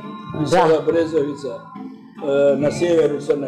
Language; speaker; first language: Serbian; early bilingual, heritage; Serbian